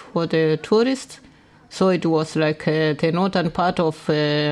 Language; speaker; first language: English; non-native, local second language; Gusii